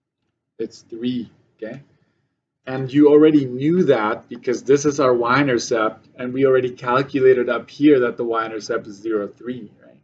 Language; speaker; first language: English; native; English